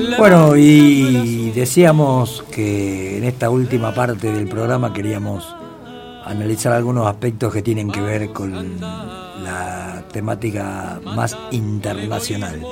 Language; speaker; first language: Spanish; native; Spanish